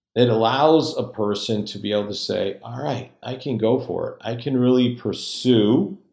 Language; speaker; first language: English; native; English